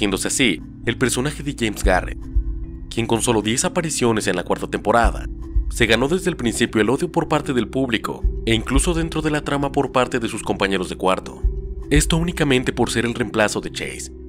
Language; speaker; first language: Spanish; native; Spanish